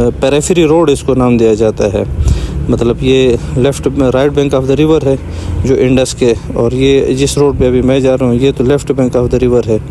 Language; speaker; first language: Urdu; non-native, local second language; Shina